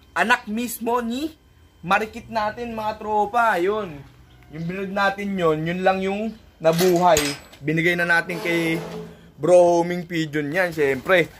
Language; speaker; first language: Filipino; native; Filipino